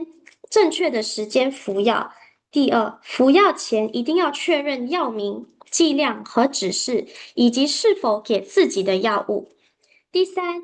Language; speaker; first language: Chinese; native; Chinese